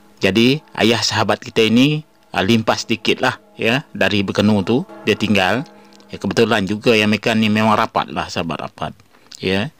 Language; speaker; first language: Malay; non-native, local second language; Iban